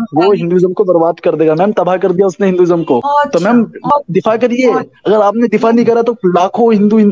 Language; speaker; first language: Hindi; native; Hindi